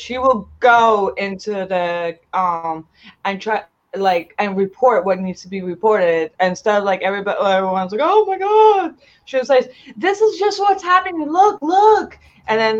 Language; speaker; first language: English; non-native, fluent; Uzbek